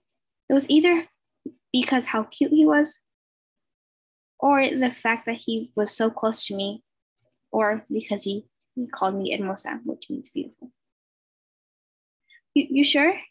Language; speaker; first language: English; non-native, fluent; Spanish